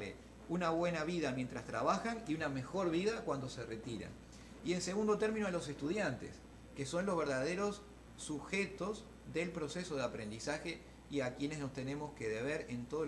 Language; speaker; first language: Spanish; native; Spanish